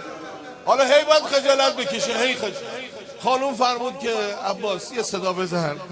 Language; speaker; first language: Persian; native; Persian